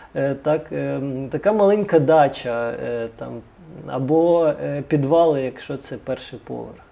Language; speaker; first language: Ukrainian; native; Ukrainian